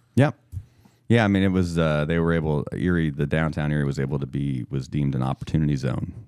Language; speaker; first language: English; native; English